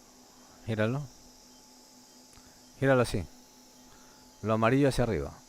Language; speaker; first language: Spanish; native; Spanish